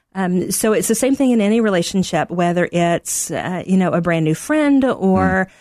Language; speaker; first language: English; native; English